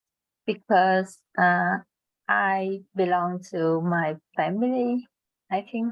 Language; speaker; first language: English; non-native, learner; Vietnamese